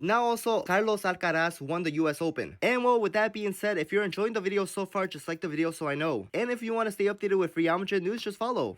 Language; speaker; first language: English; native; English